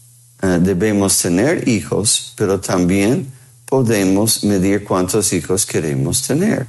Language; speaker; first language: Spanish; non-native, fluent; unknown